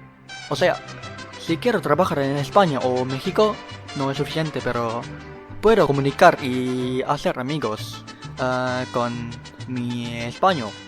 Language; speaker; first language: Spanish; non-native, learner; Indonesian